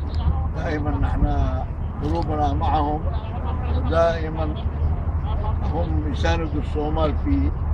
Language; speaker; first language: Arabic; non-native, local second language; Somali